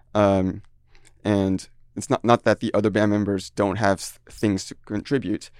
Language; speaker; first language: English; early bilingual, heritage; French